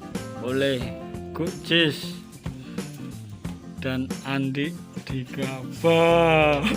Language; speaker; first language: Indonesian; non-native, local second language; Javanese